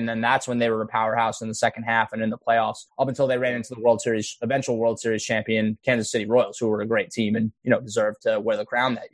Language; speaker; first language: English; native; English